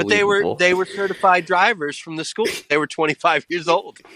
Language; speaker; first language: English; native; English